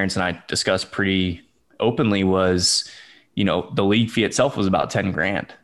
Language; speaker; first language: English; native; English